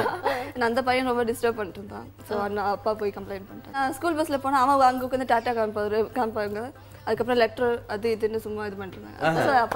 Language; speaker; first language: Tamil; non-native, local second language; Malayalam